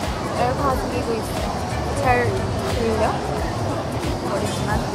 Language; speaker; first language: Korean; non-native, learner; Chinese